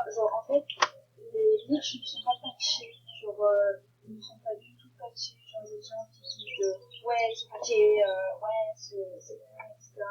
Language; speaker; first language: French; native; French